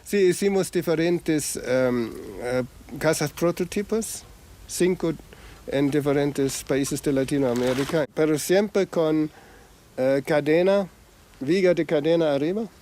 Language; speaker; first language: Spanish; non-native, fluent; German